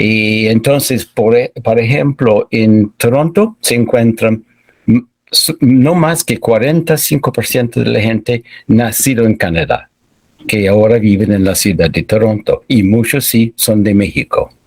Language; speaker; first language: Spanish; non-native, fluent; English